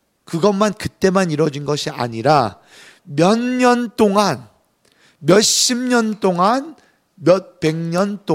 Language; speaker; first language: Korean; native; Korean